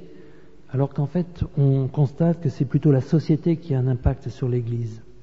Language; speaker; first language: French; native; French